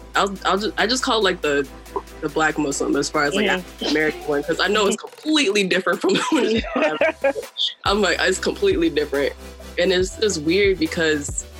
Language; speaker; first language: English; native; English